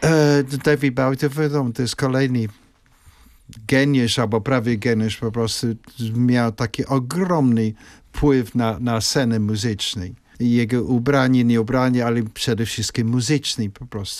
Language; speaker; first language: Polish; non-native, fluent; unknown